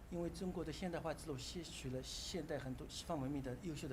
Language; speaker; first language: Chinese; native; Chinese